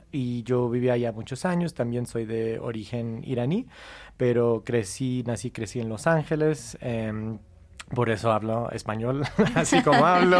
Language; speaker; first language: Spanish; non-native, fluent; English